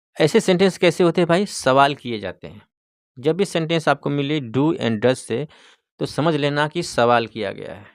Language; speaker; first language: Hindi; native; Hindi